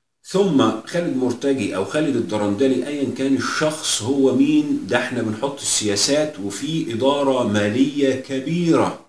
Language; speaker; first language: Arabic; native; Arabic